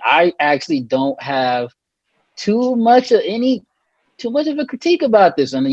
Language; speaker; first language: English; native; English